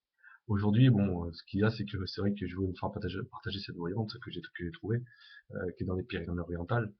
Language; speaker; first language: French; native; French